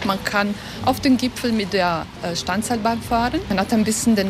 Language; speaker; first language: German; non-native, local second language; Italian